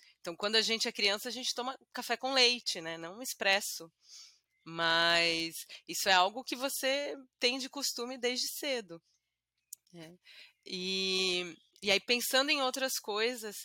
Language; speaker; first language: Portuguese; non-native, learner; English